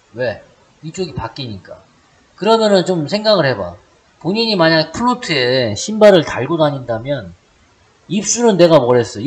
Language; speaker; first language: Korean; native; Korean